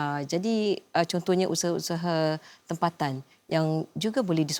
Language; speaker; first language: Malay; native; Malay